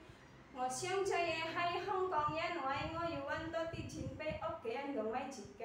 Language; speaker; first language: Cantonese; non-native, learner; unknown